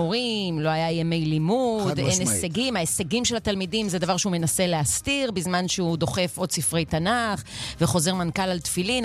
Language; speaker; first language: Hebrew; native; Hebrew